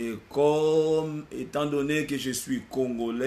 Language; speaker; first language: French; non-native, local second language; Lingala